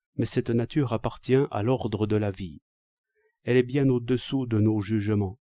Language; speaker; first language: French; native; French